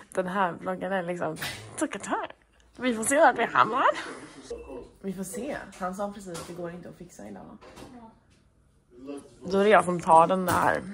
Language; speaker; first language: Swedish; native; Swedish